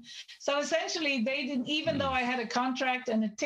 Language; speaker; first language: English; native; English